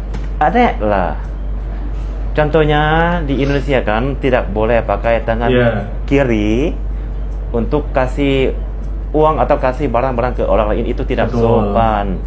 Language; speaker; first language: Indonesian; non-native, fluent; Lao